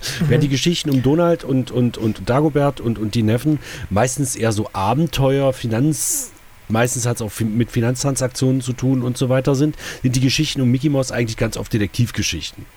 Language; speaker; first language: German; native; German